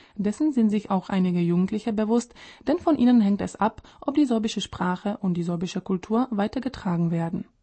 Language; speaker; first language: German; non-native, fluent; Czech